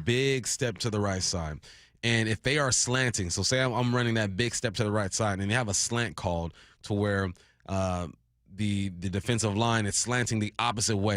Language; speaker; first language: English; native; English